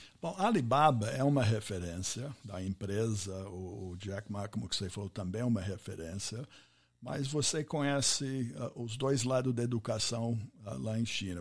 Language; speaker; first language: Portuguese; non-native, fluent; English